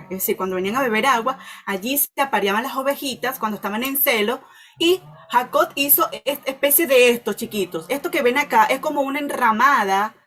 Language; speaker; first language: Spanish; native; Spanish